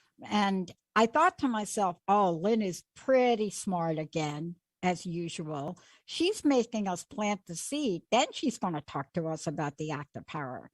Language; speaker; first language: English; native; English